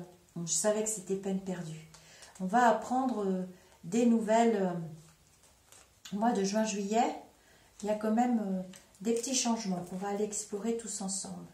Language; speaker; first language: French; native; French